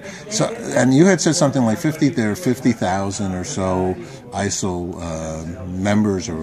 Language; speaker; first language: English; native; English